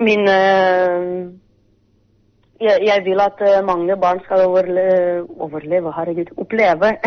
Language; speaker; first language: Norwegian; non-native, fluent; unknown